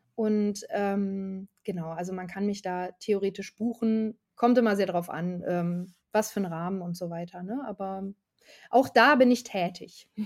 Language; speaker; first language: German; native; German